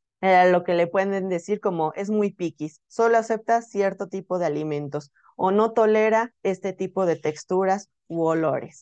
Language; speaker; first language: Spanish; native; Spanish